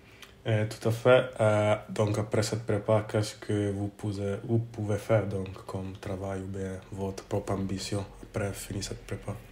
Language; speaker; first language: French; non-native, fluent; English